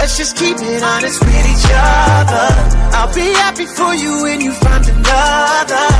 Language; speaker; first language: English; native; English